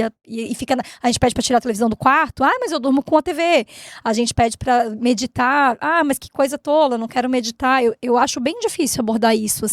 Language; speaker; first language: Portuguese; native; Portuguese